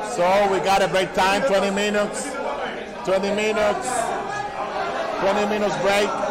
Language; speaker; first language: English; non-native, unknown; Spanish